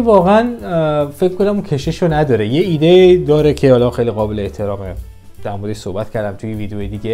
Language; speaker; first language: Persian; native; Persian